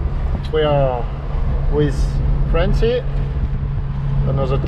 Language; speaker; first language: English; non-native, learner; French